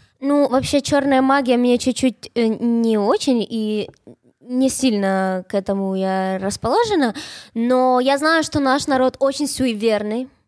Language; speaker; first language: Russian; non-native, fluent; Spanish